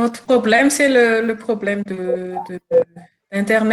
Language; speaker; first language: French; non-native, local second language; Malagasy